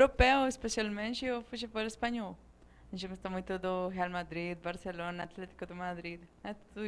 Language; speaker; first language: Portuguese; non-native, fluent; Spanish